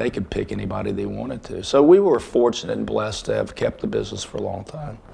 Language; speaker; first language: English; native; English